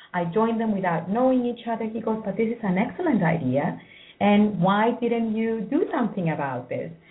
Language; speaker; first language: English; non-native, fluent; Greek